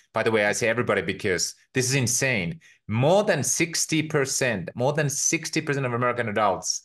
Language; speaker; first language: English; non-native, fluent; Finnish